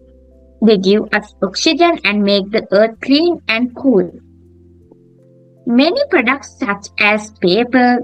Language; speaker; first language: English; non-native, learner; Sinhala